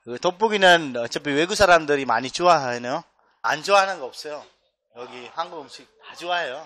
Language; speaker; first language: Korean; non-native, fluent; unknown